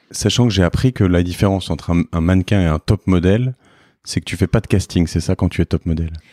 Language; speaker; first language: French; native; French